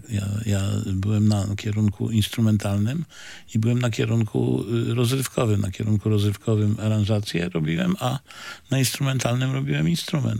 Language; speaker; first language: Polish; native; Polish